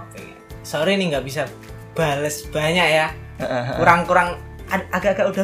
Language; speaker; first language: Indonesian; native; Indonesian